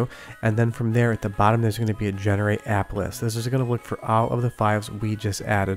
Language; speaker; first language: English; native; English